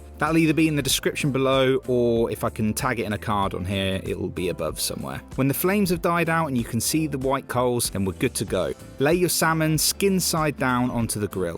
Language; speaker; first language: English; native; English